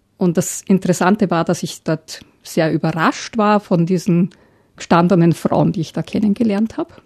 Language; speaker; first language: German; native; German